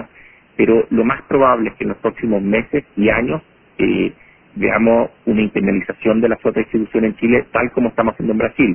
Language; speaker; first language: Spanish; native; Spanish